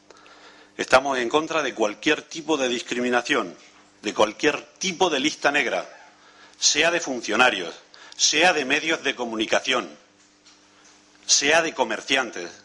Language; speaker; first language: Spanish; native; Spanish